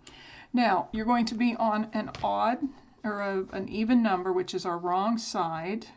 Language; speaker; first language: English; native; English